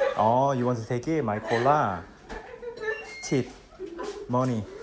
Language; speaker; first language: English; non-native, learner; Korean